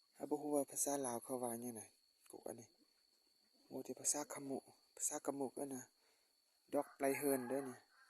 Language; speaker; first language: Lao; non-native, local second language; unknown